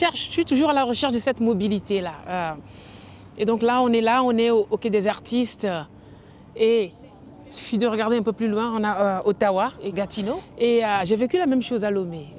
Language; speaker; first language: French; non-native, local second language; Ewe